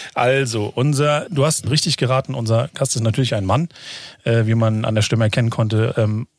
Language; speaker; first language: German; native; German